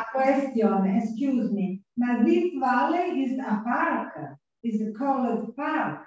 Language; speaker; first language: English; non-native, learner; Italian